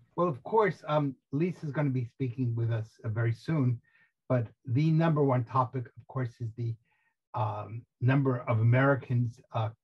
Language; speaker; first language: English; native; English